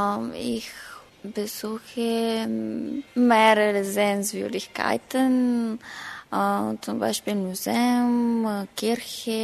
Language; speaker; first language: German; non-native, learner; Bulgarian